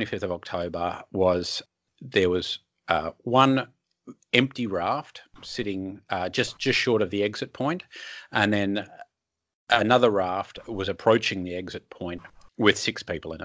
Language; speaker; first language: English; native; English